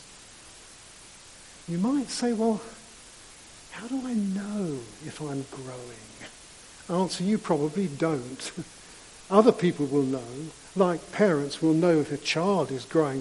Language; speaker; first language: English; native; English